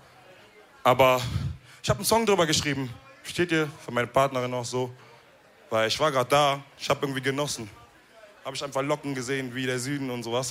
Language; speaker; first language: German; early bilingual, other home language; Wolof